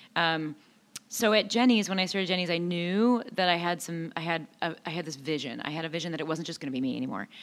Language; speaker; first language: English; native; English